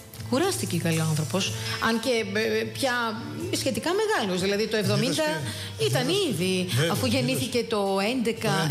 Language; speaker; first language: Greek; native; Greek